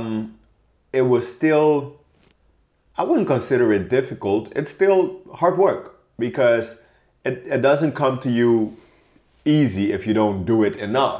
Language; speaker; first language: English; non-native, fluent; Papiamento